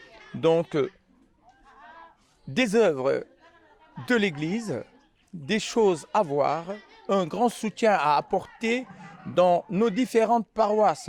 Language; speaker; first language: French; non-native, local second language; Wolof